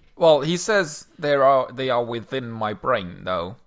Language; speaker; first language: English; non-native, fluent; Luxembourgish